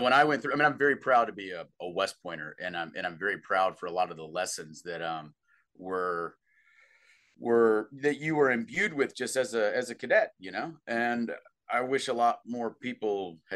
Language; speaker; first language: English; native; English